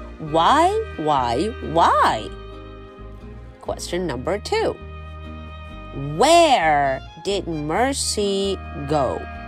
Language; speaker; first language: English; non-native, fluent; Chinese